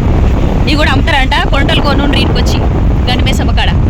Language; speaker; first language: Telugu; native; Telugu